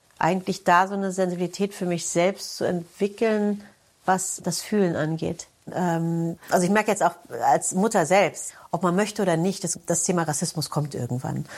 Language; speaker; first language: German; native; German